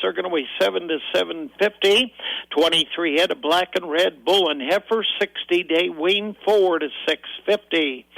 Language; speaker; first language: English; native; English